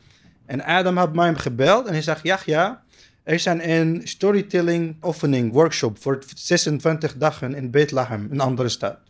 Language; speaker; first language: Dutch; non-native, learner; Arabic